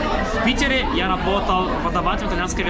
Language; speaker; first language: Russian; non-native, fluent; Italian